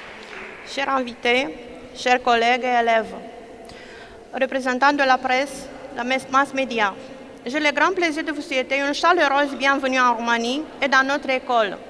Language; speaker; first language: French; non-native, fluent; Romanian